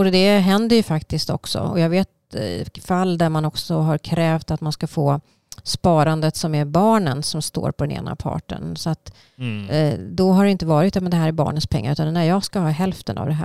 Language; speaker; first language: Swedish; native; Swedish